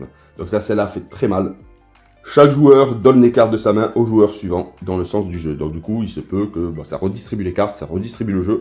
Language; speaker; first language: French; native; French